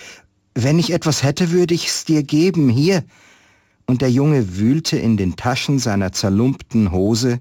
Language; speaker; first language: German; native; German